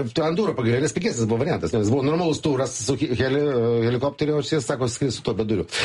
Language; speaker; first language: Lithuanian; native; Lithuanian